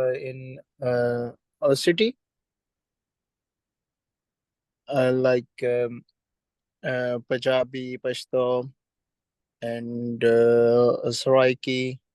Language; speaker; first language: English; non-native, learner; Urdu